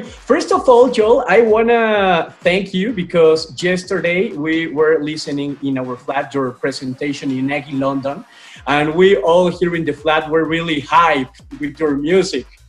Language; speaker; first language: English; non-native, fluent; Spanish